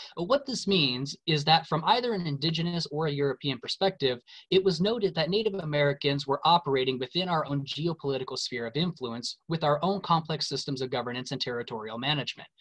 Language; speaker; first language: English; native; English